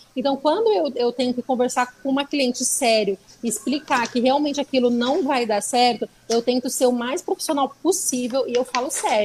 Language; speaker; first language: Portuguese; native; Portuguese